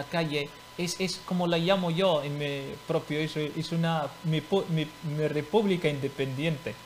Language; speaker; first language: Spanish; non-native, fluent; Arabic